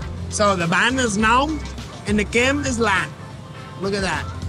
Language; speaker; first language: English; native; English